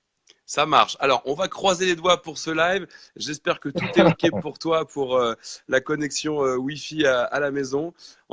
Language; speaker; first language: French; native; French